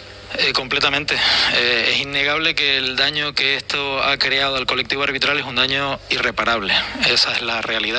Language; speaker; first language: Spanish; native; Spanish